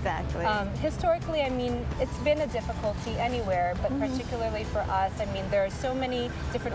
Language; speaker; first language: English; early bilingual, other home language; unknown